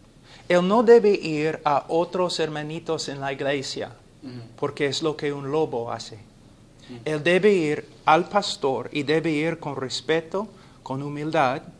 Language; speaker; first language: Spanish; non-native, fluent; English